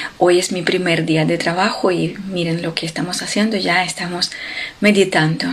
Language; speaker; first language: Spanish; non-native, fluent; Ukrainian